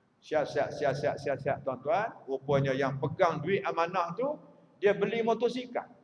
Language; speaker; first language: Malay; native; Malay